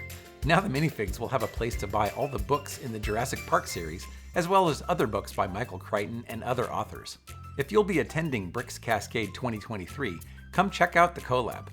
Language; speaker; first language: English; native; English